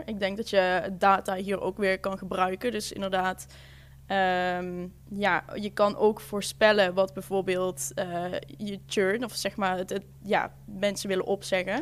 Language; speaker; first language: Dutch; native; Dutch